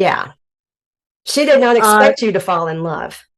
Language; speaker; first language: English; native; English